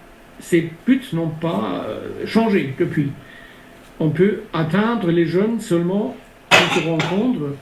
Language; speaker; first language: French; non-native, fluent; German